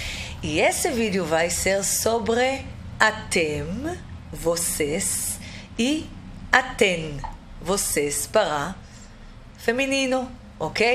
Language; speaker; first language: Portuguese; non-native, fluent; Hebrew